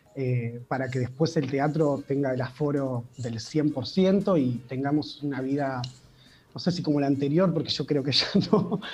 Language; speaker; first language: Spanish; native; Spanish